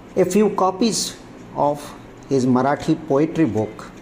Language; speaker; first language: English; non-native, local second language; Marathi